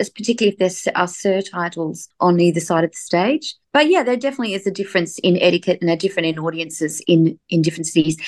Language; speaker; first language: English; native; English